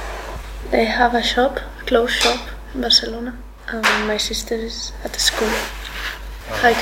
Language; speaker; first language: English; non-native, learner; Spanish